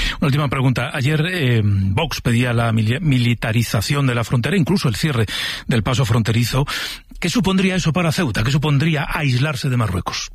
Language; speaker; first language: Spanish; native; Spanish